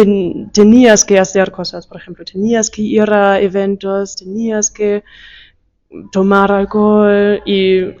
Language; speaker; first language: Spanish; non-native, fluent; German